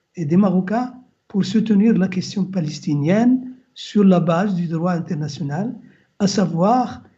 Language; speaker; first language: French; non-native, local second language; Arabic